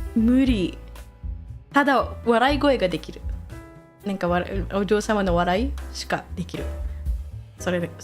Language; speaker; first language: Japanese; non-native, fluent; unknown